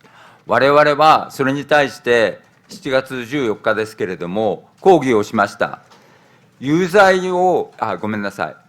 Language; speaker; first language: Japanese; native; Japanese